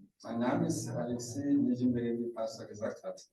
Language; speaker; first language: German; non-native, fluent; Rundi